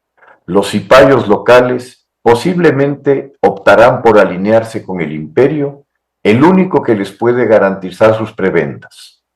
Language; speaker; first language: Spanish; native; Spanish